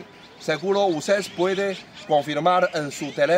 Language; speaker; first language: Spanish; non-native, learner; Chinese